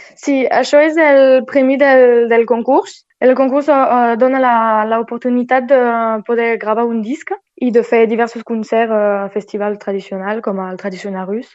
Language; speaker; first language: Catalan; non-native, local second language; French